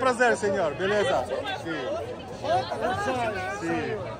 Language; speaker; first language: Portuguese; non-native, learner; Russian